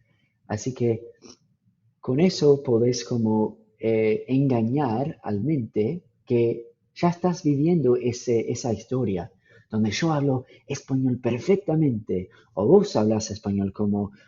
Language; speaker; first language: Spanish; non-native, fluent; English